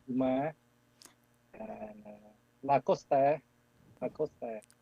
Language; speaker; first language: English; non-native, learner; Vietnamese